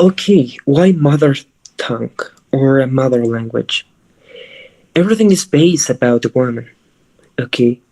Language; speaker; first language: English; non-native, fluent; Spanish